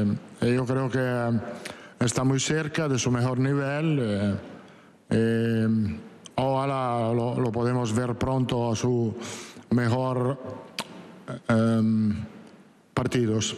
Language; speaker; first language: Spanish; non-native, fluent; Italian